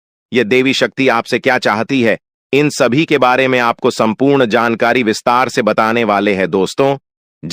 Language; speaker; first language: Hindi; non-native, local second language; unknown